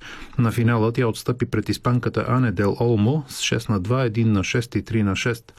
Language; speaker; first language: Bulgarian; native; Bulgarian